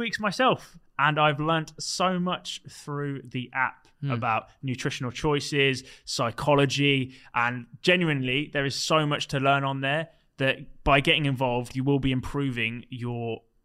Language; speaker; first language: English; native; English